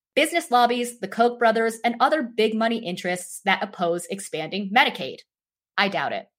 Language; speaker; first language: English; native; English